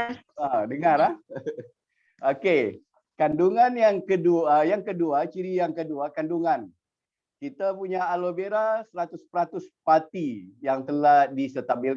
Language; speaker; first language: Malay; native; Malay